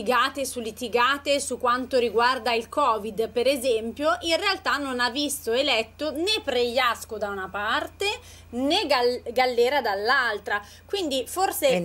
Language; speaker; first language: Italian; native; Italian